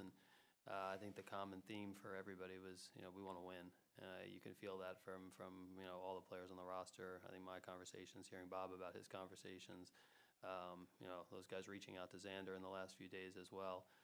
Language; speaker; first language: English; native; English